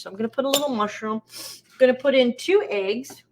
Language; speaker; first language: English; native; English